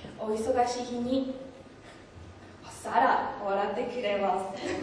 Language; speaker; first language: Japanese; non-native, learner; English